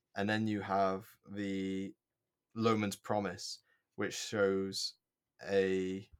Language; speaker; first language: English; native; English